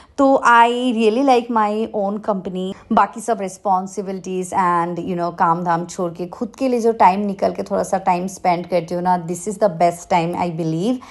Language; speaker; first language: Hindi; non-native, local second language; Assamese